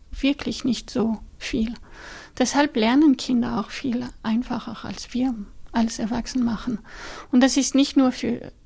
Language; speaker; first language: German; non-native, local second language; French